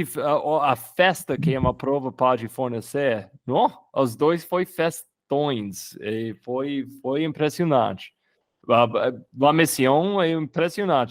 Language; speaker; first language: Portuguese; non-native, fluent; English